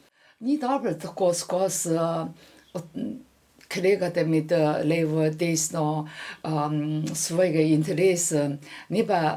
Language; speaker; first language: Slovenian; non-native, learner; Chinese